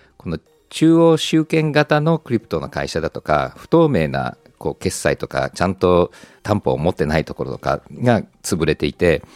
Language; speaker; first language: Japanese; early bilingual, heritage; Japanese